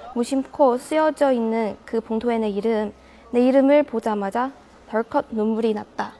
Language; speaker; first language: Korean; non-native, fluent; Chinese